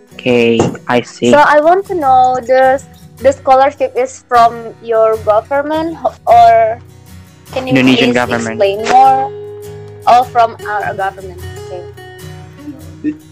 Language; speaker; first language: English; non-native, fluent; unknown